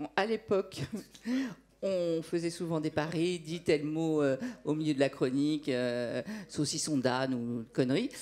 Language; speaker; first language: French; native; French